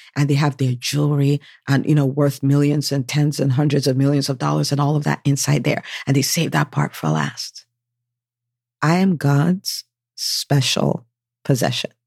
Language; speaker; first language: English; native; English